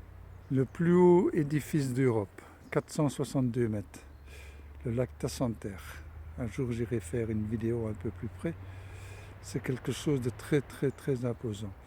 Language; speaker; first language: French; native; French